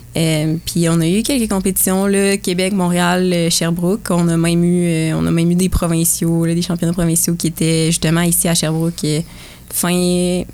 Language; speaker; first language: French; native; French